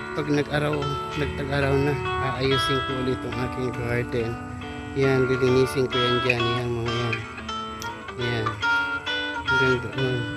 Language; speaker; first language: Filipino; non-native, local second language; Waray